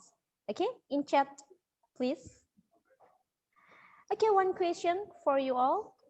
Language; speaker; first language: English; non-native, learner; Indonesian